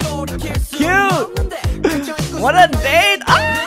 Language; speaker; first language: English; native; English